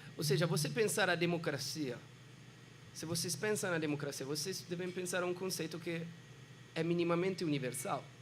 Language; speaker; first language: Portuguese; non-native, fluent; Italian